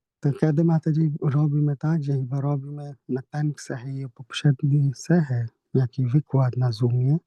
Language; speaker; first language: Polish; non-native, learner; Hindi